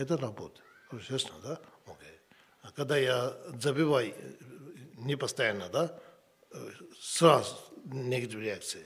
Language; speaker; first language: Russian; non-native, learner; Tibetan